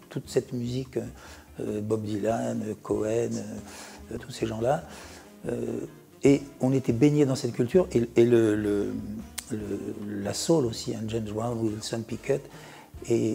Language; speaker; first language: French; native; French